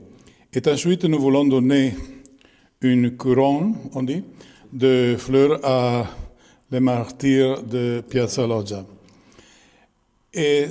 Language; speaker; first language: French; non-native, learner; Italian